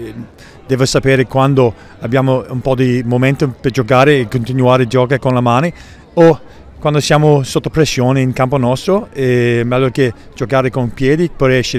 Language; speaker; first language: Italian; non-native, learner; English